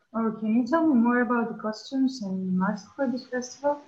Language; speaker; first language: English; non-native, fluent; Bulgarian